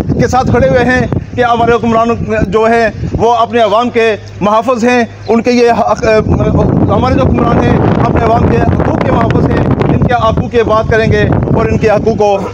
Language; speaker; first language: Urdu; non-native, local second language; Pahari-Potwari